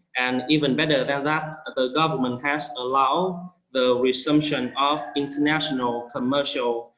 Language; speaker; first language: English; non-native, fluent; Vietnamese